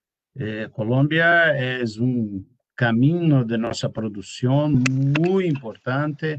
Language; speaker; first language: Spanish; non-native, learner; Portuguese